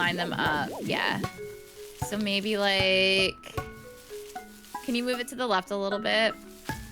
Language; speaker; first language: English; native; English